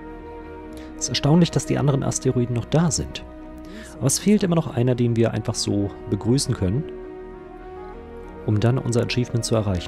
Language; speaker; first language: German; native; German